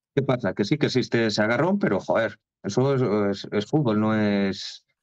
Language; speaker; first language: Spanish; non-native, local second language; Galician